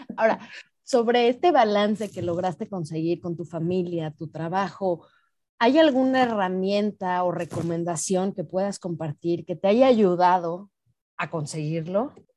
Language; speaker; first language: Spanish; native; Spanish